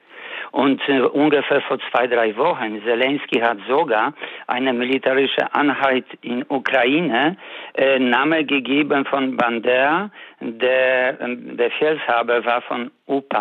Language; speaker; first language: German; non-native, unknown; Polish